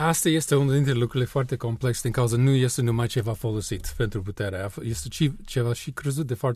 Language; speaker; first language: Romanian; non-native, learner; English